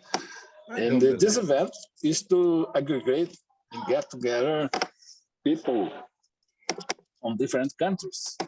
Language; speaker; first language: English; non-native, learner; Portuguese